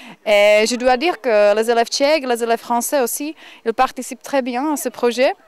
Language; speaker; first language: French; non-native, fluent; Czech